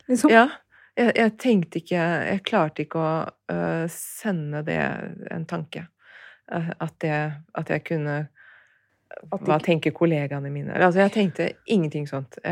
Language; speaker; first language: Norwegian; early bilingual, other home language; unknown